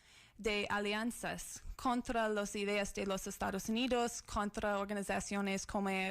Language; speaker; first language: Spanish; non-native, learner; English